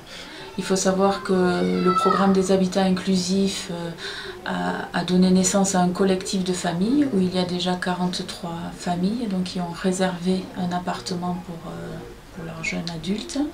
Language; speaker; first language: French; native; French